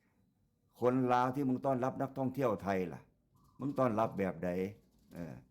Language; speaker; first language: Thai; non-native, local second language; Lao